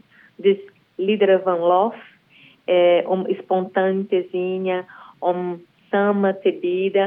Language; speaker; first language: Dutch; non-native, learner; Portuguese